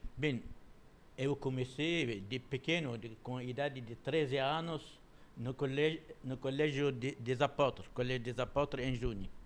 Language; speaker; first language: Portuguese; non-native, fluent; Arabic